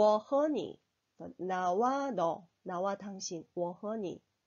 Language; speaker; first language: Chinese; non-native, fluent; Korean